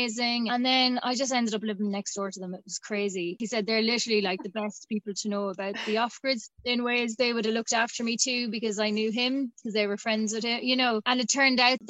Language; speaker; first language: English; native; English